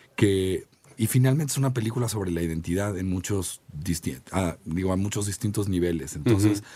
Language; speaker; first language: Spanish; native; Spanish